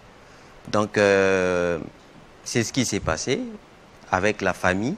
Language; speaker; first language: French; non-native, local second language; Lingala